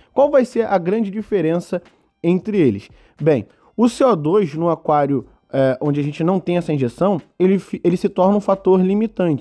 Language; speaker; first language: Portuguese; native; Portuguese